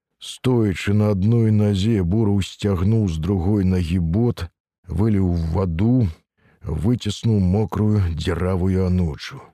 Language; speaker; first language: Belarusian; native; Belarusian